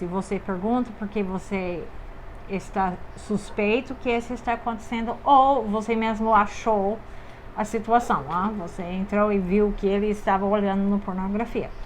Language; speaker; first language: Portuguese; non-native, fluent; English